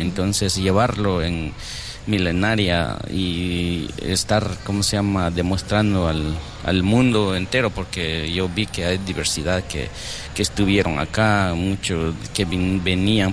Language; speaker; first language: Spanish; non-native, local second language; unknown